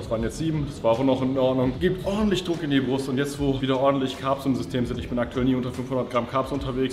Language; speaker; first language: German; native; German